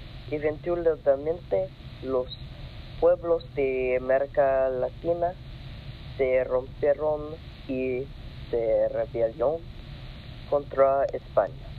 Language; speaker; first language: Spanish; non-native, learner; English